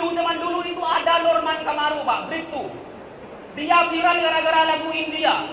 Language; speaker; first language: Indonesian; non-native, local second language; Madurese